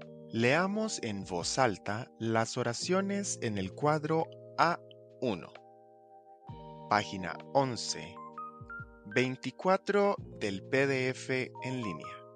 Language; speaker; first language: Spanish; native; Spanish